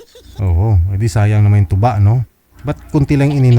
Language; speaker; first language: Filipino; native; Filipino